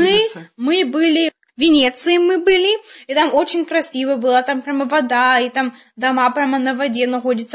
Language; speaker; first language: Russian; early bilingual, heritage; Russian